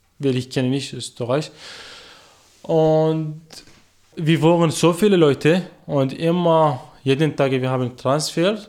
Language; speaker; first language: German; non-native, learner; Arabic